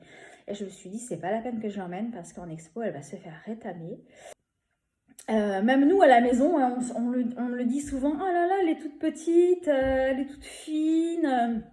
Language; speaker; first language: French; native; French